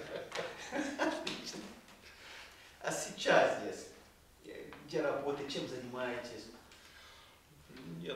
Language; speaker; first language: Russian; non-native, fluent; Portuguese